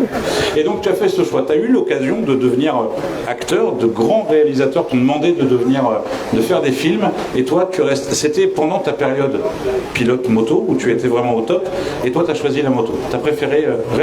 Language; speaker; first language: French; native; French